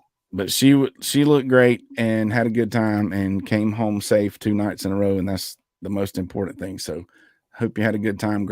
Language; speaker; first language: English; native; English